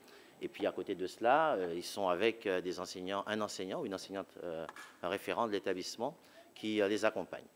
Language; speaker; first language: French; native; French